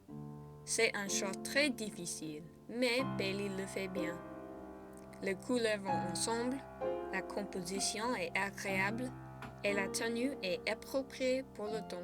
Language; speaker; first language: French; non-native, fluent; English